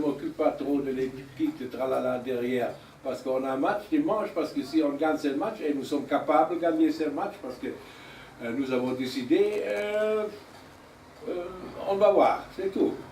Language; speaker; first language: French; non-native, learner; German